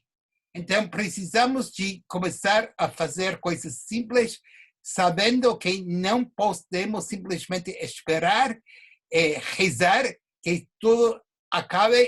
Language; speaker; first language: Portuguese; non-native, fluent; English